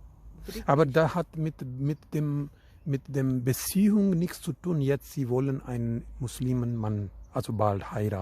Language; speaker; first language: German; non-native, fluent; Urdu